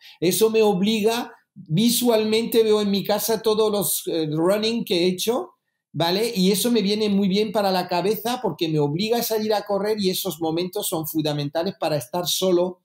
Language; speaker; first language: Spanish; early bilingual, heritage; French